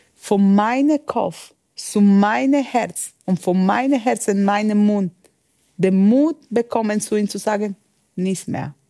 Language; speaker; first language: German; non-native, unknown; Spanish